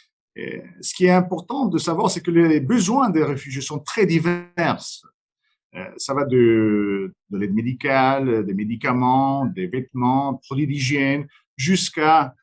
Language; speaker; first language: French; non-native, fluent; Romanian